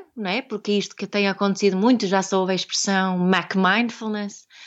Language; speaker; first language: Portuguese; non-native, fluent; Swedish